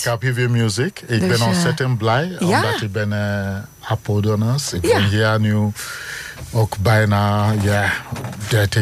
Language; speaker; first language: Dutch; non-native, fluent; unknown